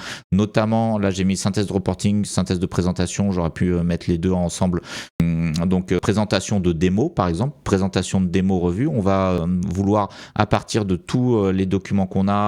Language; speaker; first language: French; native; French